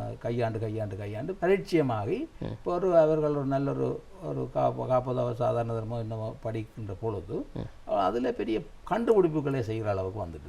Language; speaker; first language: Tamil; native; Tamil